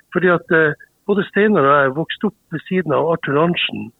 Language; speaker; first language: Norwegian; native; Norwegian